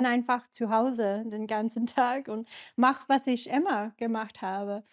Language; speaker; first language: German; non-native, learner; English